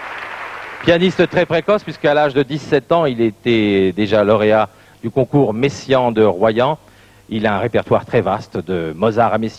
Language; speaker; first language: French; native; French